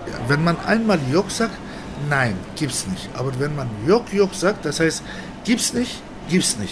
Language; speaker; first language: German; non-native, fluent; Turkish